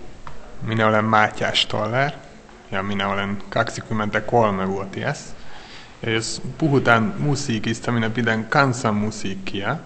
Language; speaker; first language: Finnish; non-native, learner; Hungarian